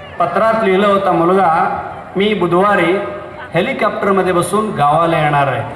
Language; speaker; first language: Marathi; non-native, local second language; Kannada